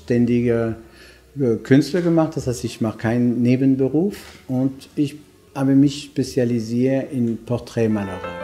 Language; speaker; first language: German; non-native, fluent; French